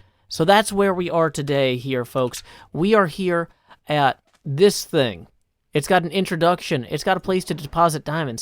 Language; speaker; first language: English; native; English